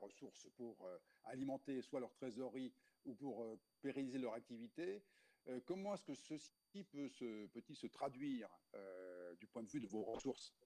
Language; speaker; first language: French; native; French